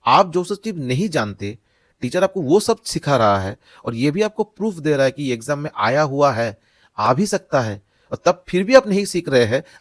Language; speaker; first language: Hindi; non-native, local second language; Assamese